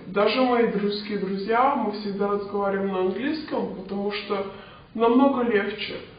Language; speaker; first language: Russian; early bilingual, other home language; Romanian